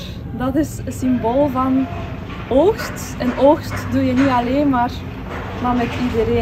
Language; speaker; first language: Dutch; non-native, fluent; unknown